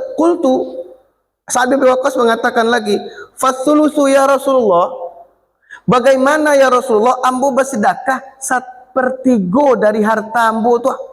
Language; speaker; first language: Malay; non-native, local second language; Minangkabau